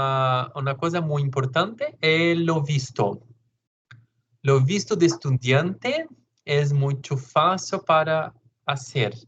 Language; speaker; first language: Spanish; non-native, learner; Portuguese